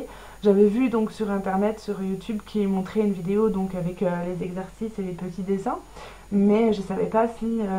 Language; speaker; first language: French; native; French